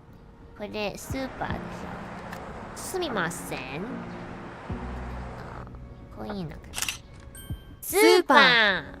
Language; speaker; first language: Japanese; non-native, learner; Chinese